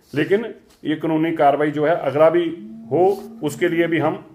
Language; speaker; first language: Hindi; non-native, local second language; Punjabi